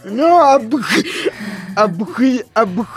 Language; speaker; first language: French; early bilingual, other home language; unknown